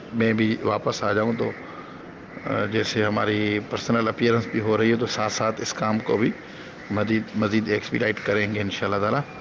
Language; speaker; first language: Urdu; non-native, local second language; Sindhi